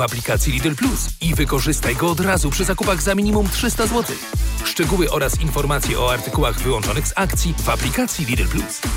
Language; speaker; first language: Polish; native; Polish